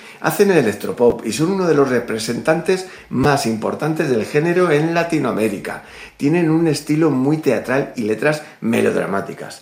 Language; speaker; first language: Spanish; native; Spanish